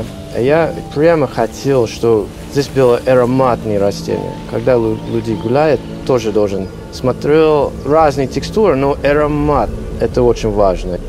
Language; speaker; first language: Russian; non-native, fluent; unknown